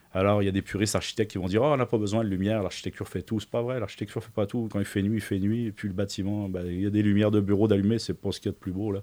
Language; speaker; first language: French; native; French